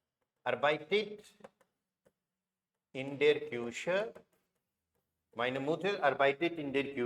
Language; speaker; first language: German; non-native, fluent; Hindi